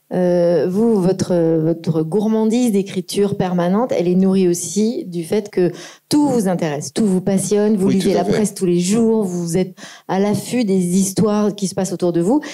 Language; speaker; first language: French; native; French